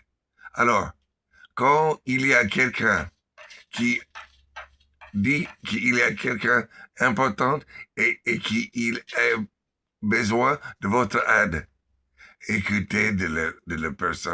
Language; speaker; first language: French; non-native, learner; English